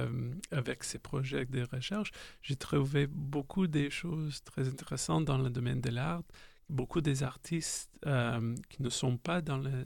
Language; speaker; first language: French; non-native, learner; English